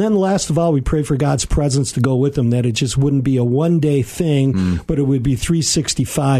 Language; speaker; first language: English; native; English